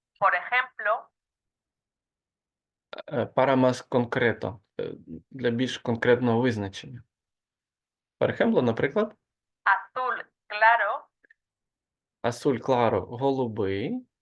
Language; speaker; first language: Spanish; non-native, fluent; Ukrainian